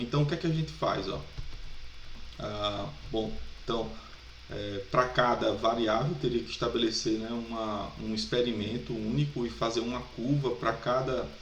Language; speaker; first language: Portuguese; native; Portuguese